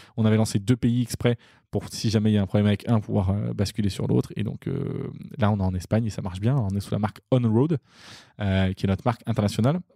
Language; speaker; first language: French; native; French